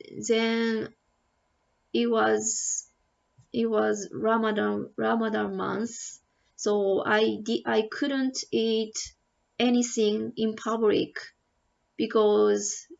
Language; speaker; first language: English; non-native, learner; Japanese